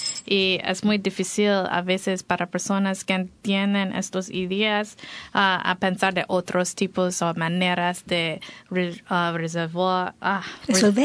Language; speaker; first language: Spanish; non-native, learner; English